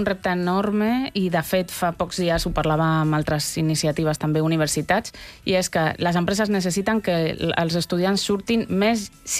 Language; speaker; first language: Catalan; non-native, local second language; Spanish